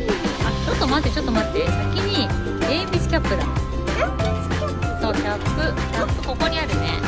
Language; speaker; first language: Japanese; native; Japanese